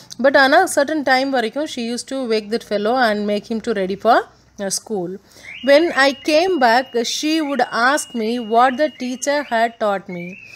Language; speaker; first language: English; non-native, local second language; Tamil